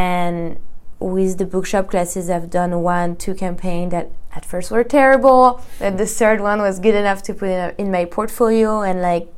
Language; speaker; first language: English; non-native, fluent; French